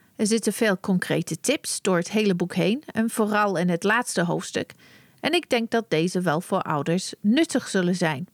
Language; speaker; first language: Dutch; non-native, fluent; English